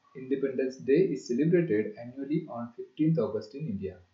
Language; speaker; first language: English; non-native, local second language; Marathi